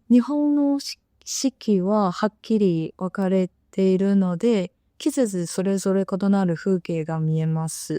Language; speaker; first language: Japanese; non-native, fluent; Chinese